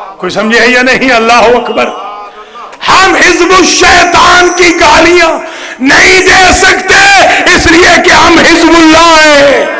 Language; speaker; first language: Urdu; non-native, local second language; Punjabi